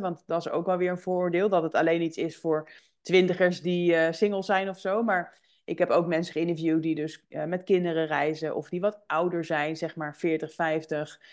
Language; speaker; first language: Dutch; native; Dutch